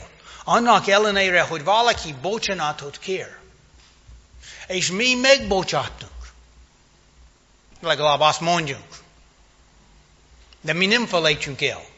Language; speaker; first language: Hungarian; non-native, fluent; English